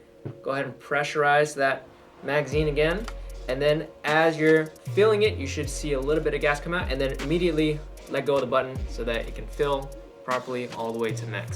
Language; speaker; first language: English; native; English